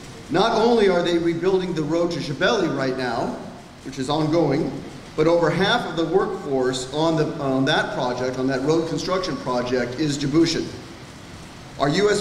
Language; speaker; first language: English; native; English